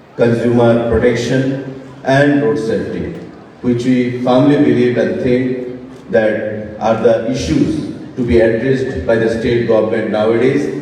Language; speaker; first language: English; non-native, local second language; Bangla